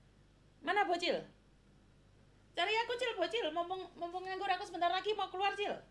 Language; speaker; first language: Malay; non-native, local second language; Javanese